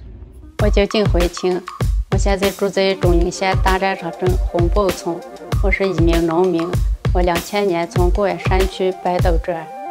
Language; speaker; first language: Chinese; native; Chinese